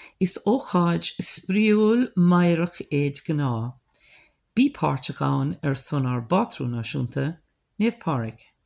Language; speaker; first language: Irish; non-native, local second language; English